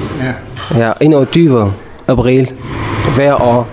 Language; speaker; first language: Danish; non-native, learner; Kurdish